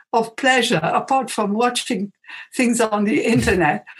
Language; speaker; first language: English; non-native, fluent; Arabic